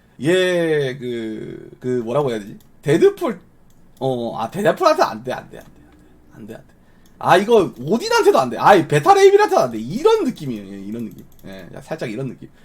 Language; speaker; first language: Korean; native; Korean